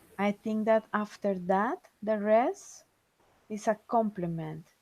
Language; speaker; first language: English; non-native, fluent; Spanish